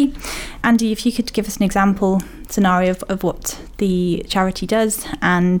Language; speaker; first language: English; native; English